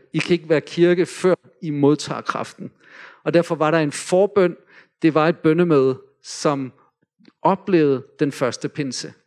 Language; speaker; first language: Danish; native; Danish